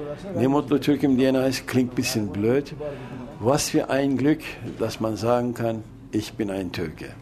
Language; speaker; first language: German; early bilingual, other home language; Turkish